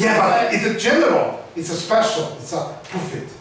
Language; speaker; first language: English; non-native, learner; Hungarian